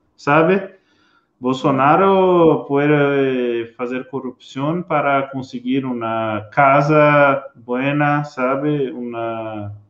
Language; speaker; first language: Spanish; non-native, learner; Portuguese